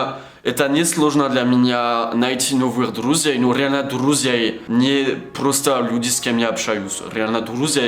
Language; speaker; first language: Russian; non-native, learner; French